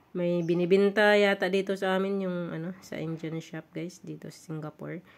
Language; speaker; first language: Filipino; non-native, local second language; Hiligaynon